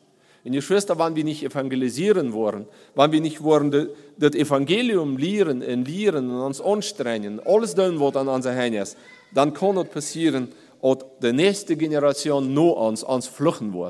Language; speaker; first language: German; non-native, learner; Plautdietsch